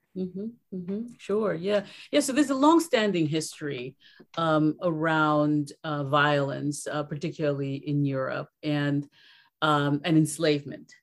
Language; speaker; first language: English; early bilingual, other home language; Spanish